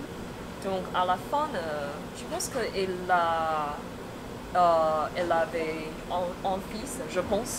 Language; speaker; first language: French; non-native, fluent; Chinese